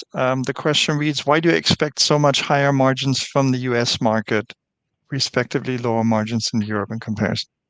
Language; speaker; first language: English; non-native, fluent; German